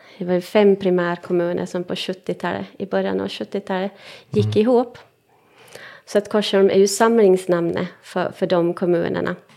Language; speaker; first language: Swedish; native; Swedish